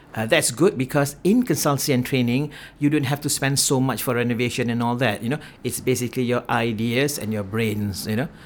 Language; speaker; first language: English; non-native, local second language; Malay